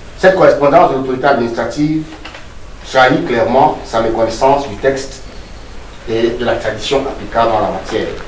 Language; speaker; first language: French; non-native, local second language; Duala